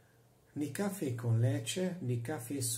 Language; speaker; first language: Spanish; non-native, learner; Hungarian